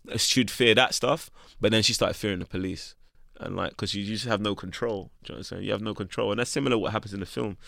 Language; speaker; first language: English; native; English